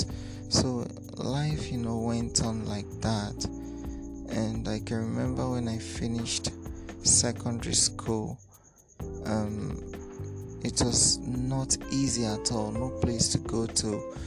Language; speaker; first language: English; non-native, local second language; Ibibio